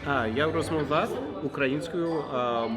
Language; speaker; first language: Ukrainian; non-native, learner; English